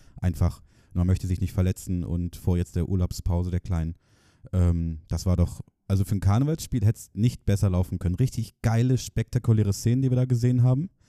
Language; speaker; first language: German; native; German